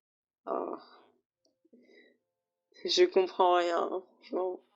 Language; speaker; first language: French; native; French